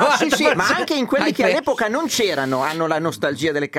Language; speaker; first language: Italian; native; Italian